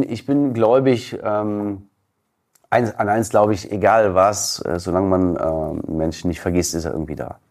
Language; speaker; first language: German; native; German